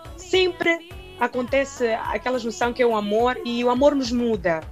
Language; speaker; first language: Portuguese; non-native, local second language; Makhuwa